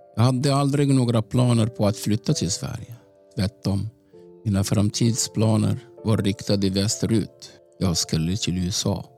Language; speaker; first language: Swedish; non-native, fluent; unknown